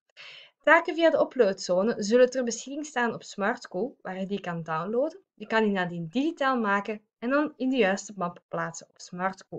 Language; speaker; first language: Dutch; native; Dutch